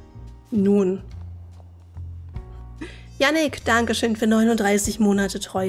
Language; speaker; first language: German; native; German